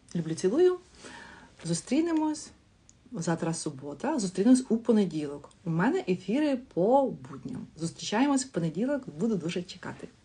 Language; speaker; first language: Ukrainian; non-native, local second language; Russian